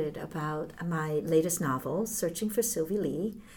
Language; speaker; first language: English; early bilingual, other home language; Cantonese